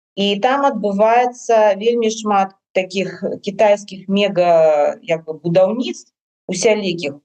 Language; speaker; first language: Belarusian; non-native, local second language; Russian